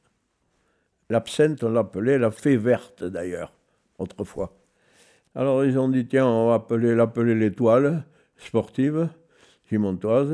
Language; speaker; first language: French; native; French